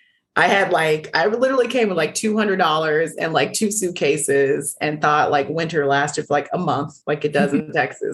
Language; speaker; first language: English; native; English